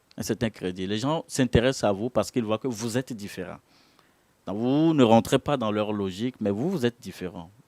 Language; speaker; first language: French; non-native, local second language; Ewe